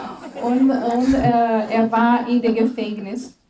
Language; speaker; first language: German; non-native, fluent; Portuguese